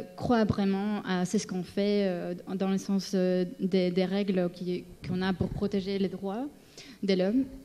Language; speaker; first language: French; non-native, fluent; Spanish